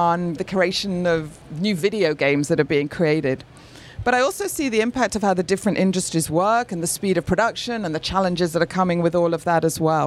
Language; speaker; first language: English; native; English